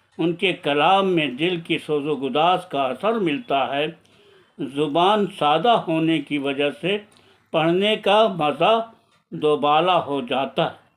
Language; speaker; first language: Urdu; native; Urdu